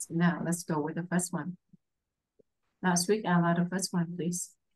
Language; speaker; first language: English; non-native, fluent; Vietnamese